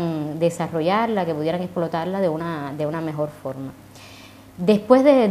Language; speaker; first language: Spanish; native; Spanish